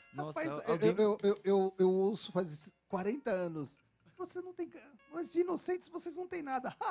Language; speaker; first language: Portuguese; native; Portuguese